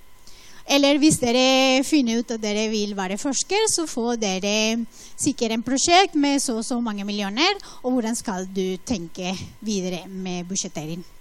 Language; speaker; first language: Norwegian; non-native, fluent; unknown